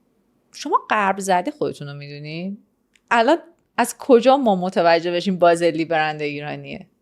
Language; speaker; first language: Persian; native; Persian